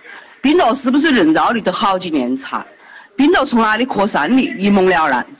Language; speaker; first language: Chinese; native; Chinese